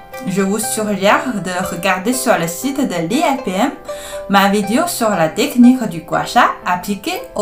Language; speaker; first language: French; non-native, fluent; Chinese